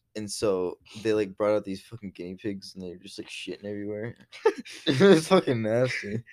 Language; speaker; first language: English; native; English